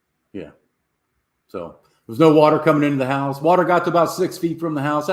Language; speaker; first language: English; native; English